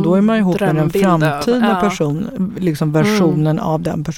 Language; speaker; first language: Swedish; native; Swedish